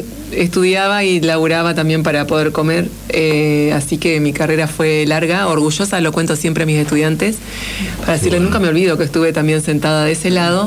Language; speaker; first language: Spanish; native; Spanish